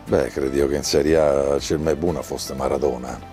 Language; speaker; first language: Romanian; non-native, learner; Italian